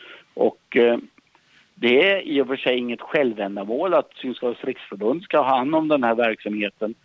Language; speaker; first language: Swedish; native; Swedish